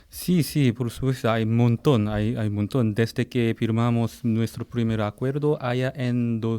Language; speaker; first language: Spanish; non-native, fluent; Korean